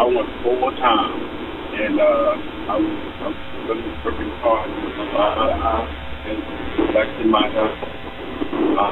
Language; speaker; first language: English; native; English